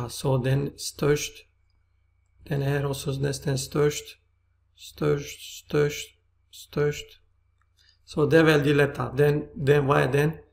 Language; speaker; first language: Swedish; non-native, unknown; Turkish